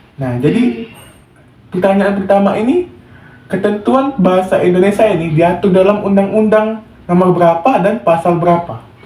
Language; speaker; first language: Indonesian; non-native, local second language; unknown